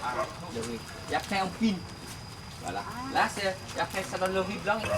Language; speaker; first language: French; non-native, fluent; Vietnamese